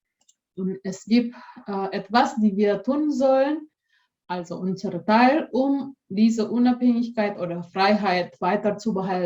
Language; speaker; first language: German; non-native, fluent; Indonesian